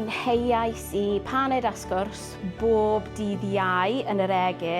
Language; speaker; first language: Welsh; non-native, local second language; English